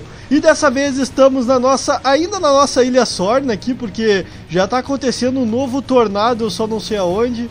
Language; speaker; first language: Portuguese; native; Portuguese